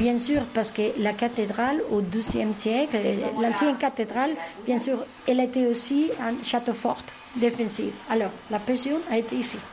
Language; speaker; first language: French; non-native, fluent; Spanish